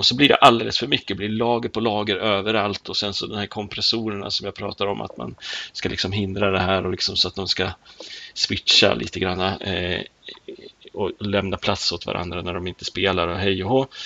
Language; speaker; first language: Swedish; native; Swedish